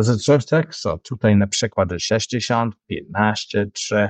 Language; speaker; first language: Polish; non-native, learner; English